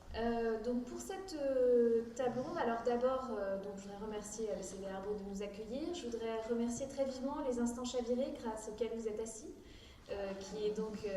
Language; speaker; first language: French; native; French